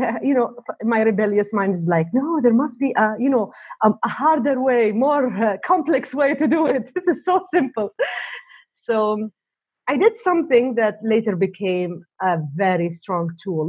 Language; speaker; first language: English; native; English